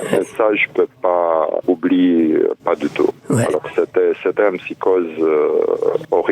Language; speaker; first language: French; non-native, fluent; Romanian